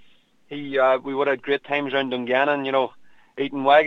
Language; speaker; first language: English; native; English